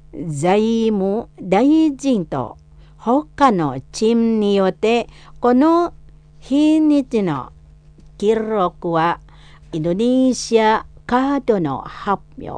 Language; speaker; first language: Japanese; non-native, learner; Indonesian